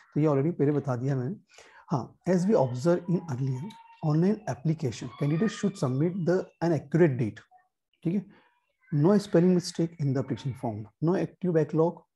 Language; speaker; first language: Hindi; native; Hindi